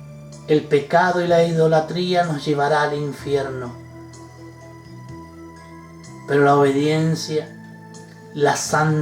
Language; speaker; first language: Spanish; native; Spanish